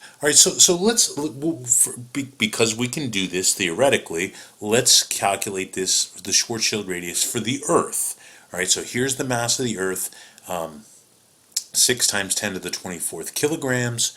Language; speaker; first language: English; native; English